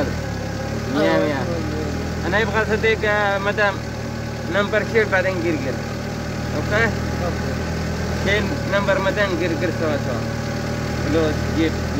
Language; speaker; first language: Arabic; non-native, learner; Filipino